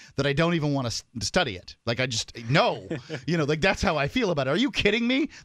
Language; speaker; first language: English; native; English